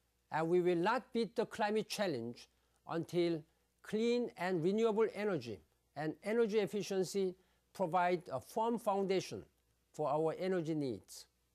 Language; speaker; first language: English; non-native, fluent; Korean